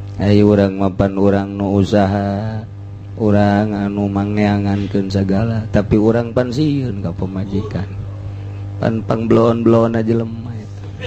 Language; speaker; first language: Sundanese; native; Sundanese